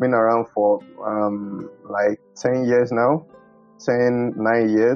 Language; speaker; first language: English; non-native, local second language; Yoruba